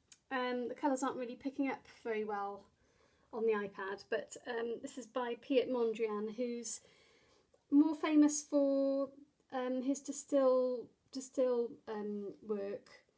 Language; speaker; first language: English; native; English